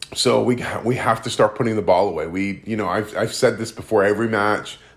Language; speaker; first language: English; native; English